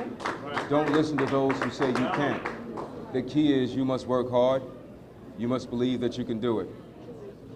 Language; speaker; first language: English; native; English